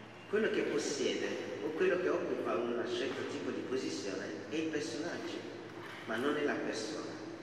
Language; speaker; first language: Italian; non-native, fluent; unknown